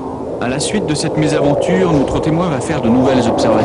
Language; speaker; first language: French; native; French